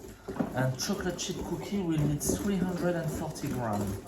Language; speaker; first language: English; non-native, fluent; French